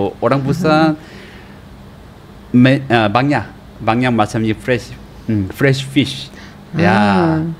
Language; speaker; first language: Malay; non-native, learner; Korean